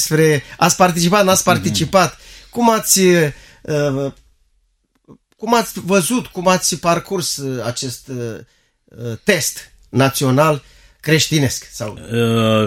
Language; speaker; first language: Romanian; native; Romanian